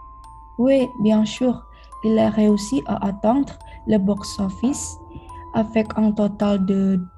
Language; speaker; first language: French; non-native, learner; Indonesian